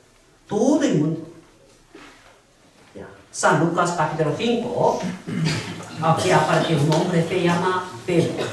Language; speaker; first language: Spanish; non-native, learner; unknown